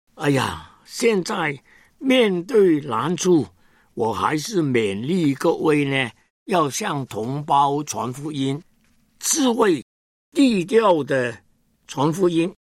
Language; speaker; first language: Chinese; non-native, local second language; Cantonese